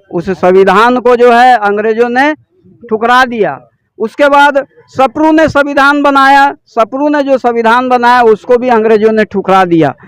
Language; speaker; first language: Hindi; native; Hindi